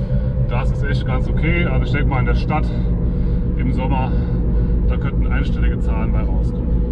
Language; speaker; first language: German; native; German